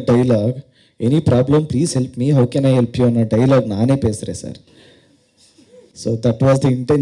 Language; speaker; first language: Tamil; non-native, learner; Kannada